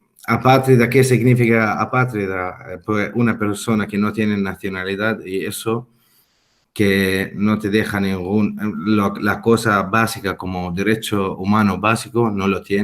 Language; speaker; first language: Spanish; non-native, fluent; Arabic